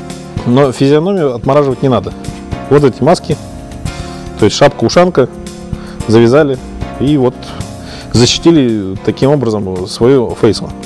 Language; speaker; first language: Russian; native; Russian